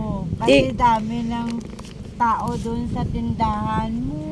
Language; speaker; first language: Filipino; non-native, local second language; Hiligaynon